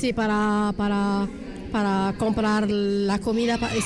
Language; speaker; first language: Spanish; non-native, learner; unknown